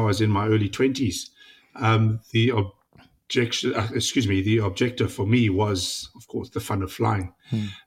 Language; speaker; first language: English; native; English